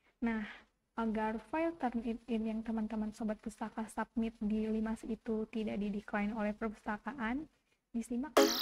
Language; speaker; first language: Indonesian; native; Indonesian